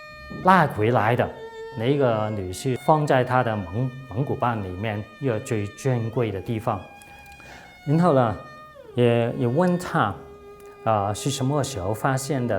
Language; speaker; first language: Chinese; non-native, local second language; Cantonese